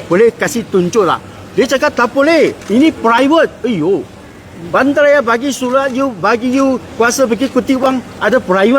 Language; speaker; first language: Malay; non-native, local second language; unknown